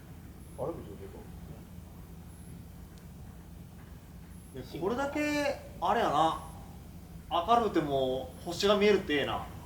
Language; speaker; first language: Japanese; native; Japanese